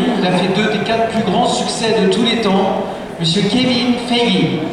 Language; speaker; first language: French; native; French